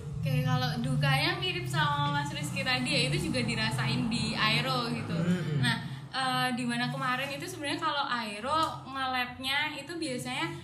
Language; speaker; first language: Indonesian; native; Indonesian